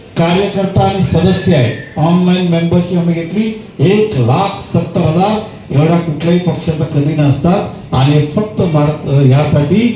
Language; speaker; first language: Marathi; non-native, local second language; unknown